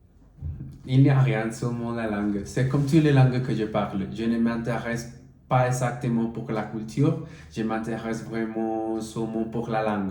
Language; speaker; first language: French; non-native, learner; Spanish